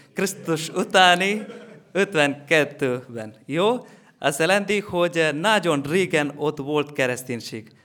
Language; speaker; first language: Hungarian; non-native, learner; Malayalam